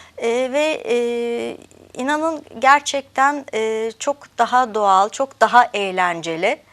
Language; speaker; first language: Turkish; early bilingual, heritage; Turkish